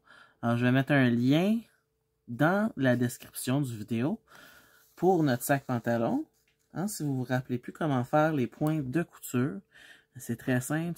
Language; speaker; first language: French; native; French